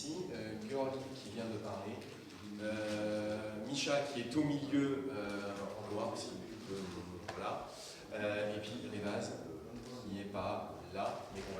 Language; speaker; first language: French; native; French